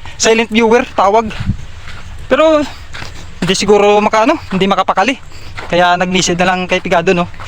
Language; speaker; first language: Filipino; non-native, local second language; Hiligaynon